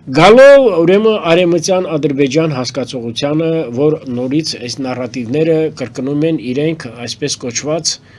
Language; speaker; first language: Armenian; native; Armenian